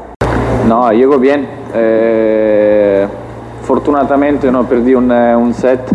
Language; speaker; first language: Spanish; non-native, learner; Italian